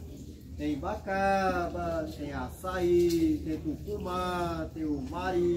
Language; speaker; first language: Portuguese; non-native, local second language; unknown